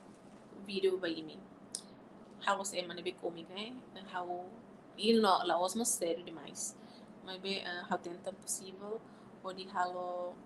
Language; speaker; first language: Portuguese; non-native, local second language; Tetum